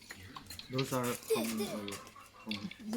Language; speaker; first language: English; non-native, learner; Romanian